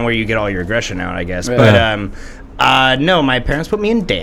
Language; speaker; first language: English; native; English